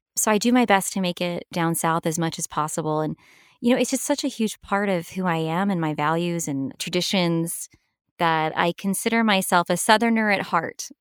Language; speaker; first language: English; native; English